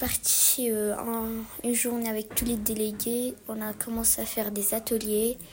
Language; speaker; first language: French; early bilingual, other home language; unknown